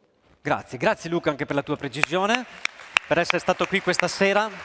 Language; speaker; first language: Italian; native; Italian